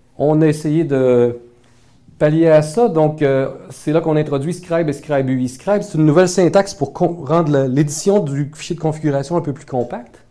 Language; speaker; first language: French; native; French